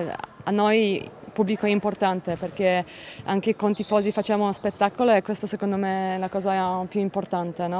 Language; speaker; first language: Italian; non-native, fluent; Polish